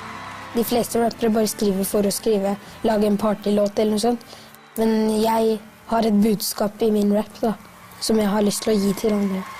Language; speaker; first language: Norwegian; early bilingual, other home language; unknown